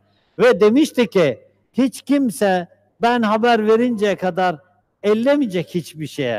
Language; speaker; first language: Turkish; native; Turkish